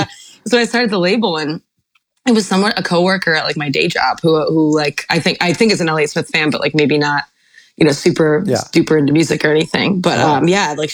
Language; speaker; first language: English; native; English